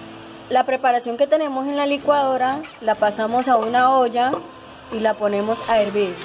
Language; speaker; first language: Spanish; native; Spanish